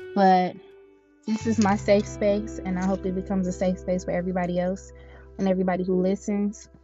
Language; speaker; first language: English; native; English